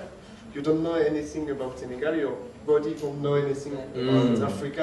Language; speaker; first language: English; non-native, learner; French